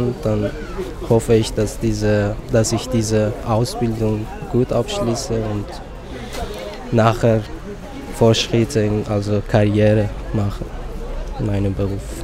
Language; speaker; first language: German; non-native, fluent; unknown